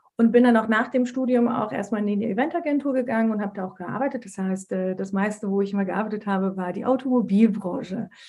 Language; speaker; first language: German; early bilingual, other home language; Turkish